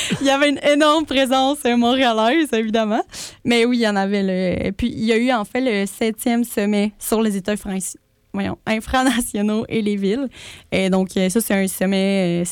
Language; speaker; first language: French; early bilingual, other home language; Spanish